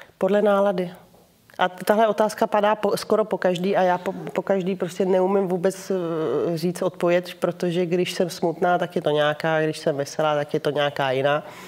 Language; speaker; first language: Czech; early bilingual, heritage; Czech